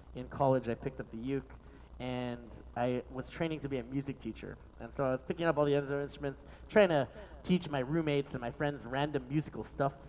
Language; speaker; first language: English; native; English